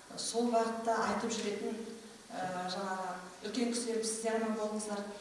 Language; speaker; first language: Kazakh; native; Kazakh